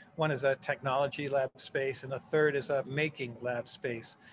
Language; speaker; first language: English; native; English